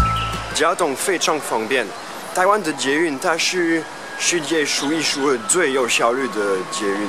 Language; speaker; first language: Chinese; non-native, fluent; French